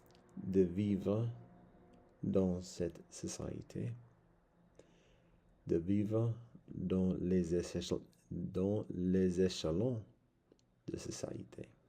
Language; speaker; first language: French; non-native, learner; English